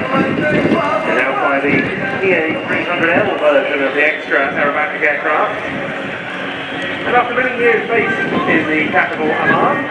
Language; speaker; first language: English; native; English